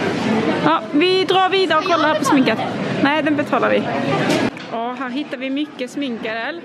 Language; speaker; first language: Swedish; native; Swedish